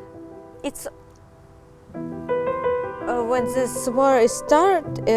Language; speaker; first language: English; non-native, learner; Ukrainian